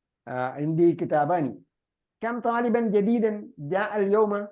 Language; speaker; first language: Arabic; non-native, learner; Malayalam